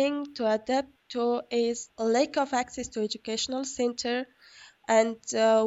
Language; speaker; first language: English; non-native, learner; Persian